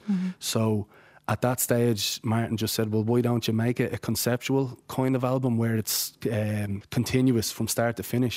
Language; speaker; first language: English; native; English